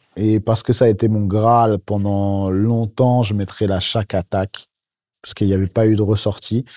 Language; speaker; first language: French; native; French